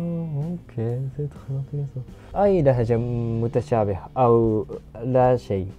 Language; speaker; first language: French; non-native, learner; Japanese